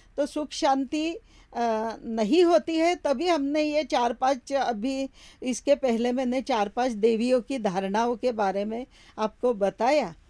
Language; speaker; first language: Hindi; non-native, local second language; Marathi